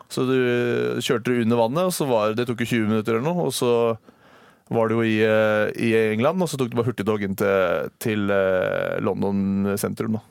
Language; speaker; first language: Norwegian; native; Norwegian